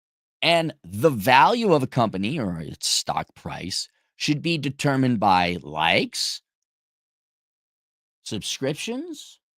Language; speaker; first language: English; native; English